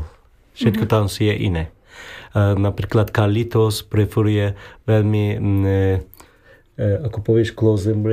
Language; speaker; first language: Slovak; non-native, learner; Turkish